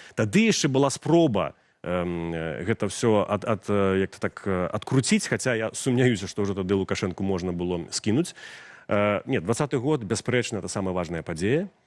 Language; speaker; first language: Belarusian; non-native, local second language; Russian